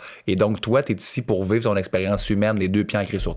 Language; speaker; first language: French; native; French